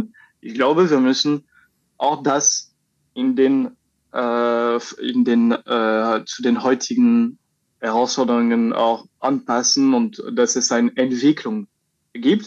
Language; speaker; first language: German; non-native, learner; French